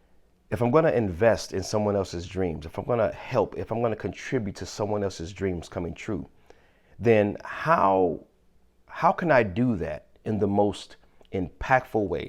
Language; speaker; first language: English; native; English